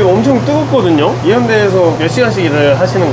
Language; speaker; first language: Korean; native; Korean